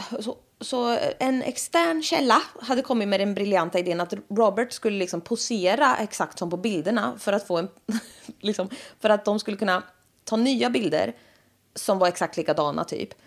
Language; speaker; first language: Swedish; native; Swedish